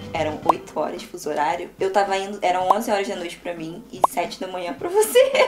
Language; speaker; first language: Portuguese; native; Portuguese